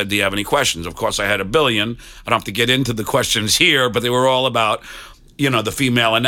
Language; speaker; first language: English; native; English